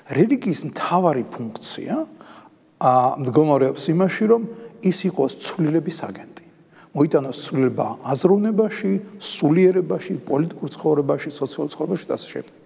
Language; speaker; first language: Georgian; native; Georgian